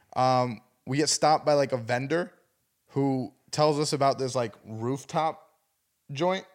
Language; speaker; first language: English; native; English